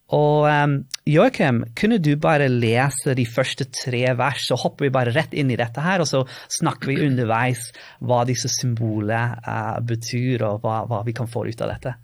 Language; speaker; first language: Norwegian; non-native, fluent; English